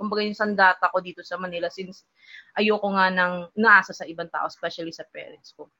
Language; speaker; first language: Filipino; non-native, local second language; Hiligaynon